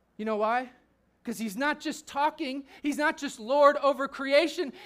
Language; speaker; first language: English; native; English